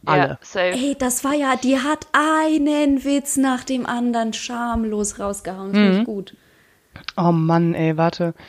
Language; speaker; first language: German; early bilingual, heritage; German